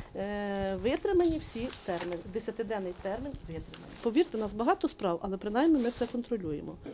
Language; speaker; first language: Ukrainian; native; Ukrainian